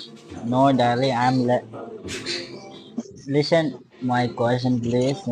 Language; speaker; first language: English; non-native, learner; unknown